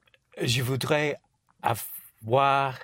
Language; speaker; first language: French; non-native, learner; English